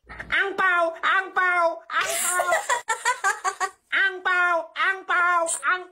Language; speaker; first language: Thai; non-native, fluent; Korean